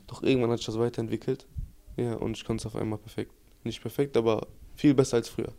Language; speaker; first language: German; early bilingual, other home language; Turkish